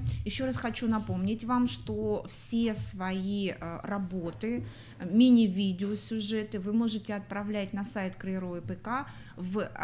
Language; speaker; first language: Russian; native; Russian